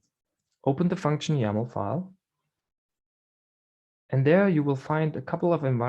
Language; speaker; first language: English; non-native, fluent; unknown